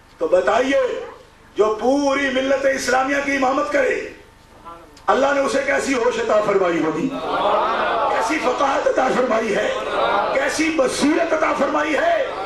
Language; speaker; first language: Urdu; non-native, local second language; Punjabi